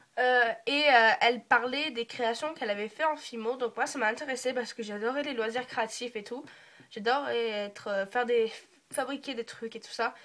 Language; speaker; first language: French; early bilingual, other home language; English